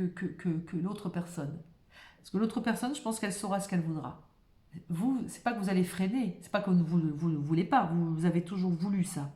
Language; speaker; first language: French; native; French